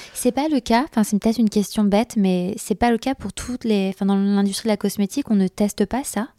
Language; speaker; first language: French; native; French